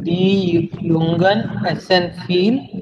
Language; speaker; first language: German; non-native, learner; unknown